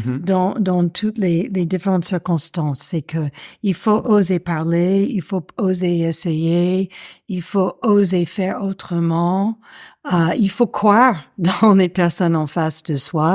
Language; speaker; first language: French; non-native, fluent; English